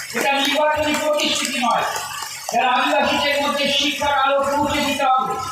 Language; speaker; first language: Bangla; native; Bangla